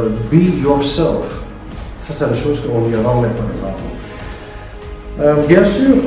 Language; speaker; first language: French; non-native, local second language; Dutch